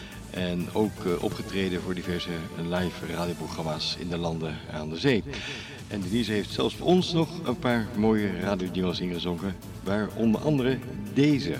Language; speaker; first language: Dutch; native; Dutch